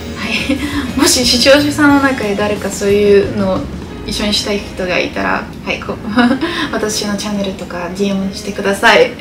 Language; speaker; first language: Japanese; non-native, fluent; Bulgarian